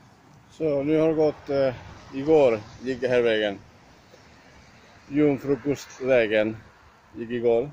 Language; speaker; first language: Swedish; non-native, learner; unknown